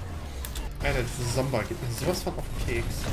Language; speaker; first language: German; native; German